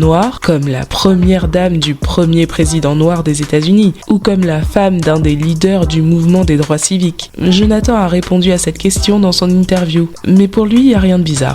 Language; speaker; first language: French; native; French